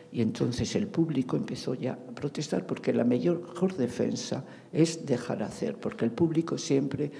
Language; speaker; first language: Spanish; native; Spanish